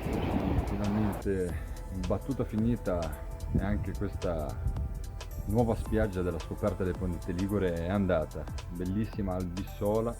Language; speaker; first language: Italian; native; Italian